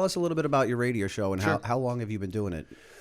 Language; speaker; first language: English; native; English